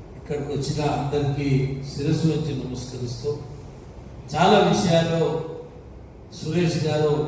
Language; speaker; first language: Telugu; native; Telugu